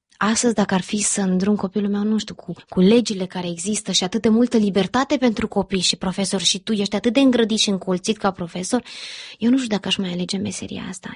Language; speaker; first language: Romanian; early bilingual, heritage; Romanian